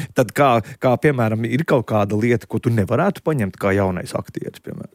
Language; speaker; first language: Latvian; native; Latvian